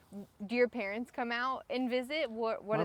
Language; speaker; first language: English; native; English